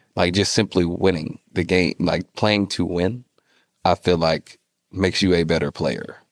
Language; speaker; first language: English; native; English